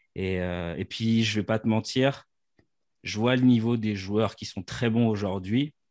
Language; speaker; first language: French; native; French